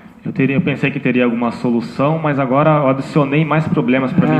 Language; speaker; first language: Portuguese; native; Portuguese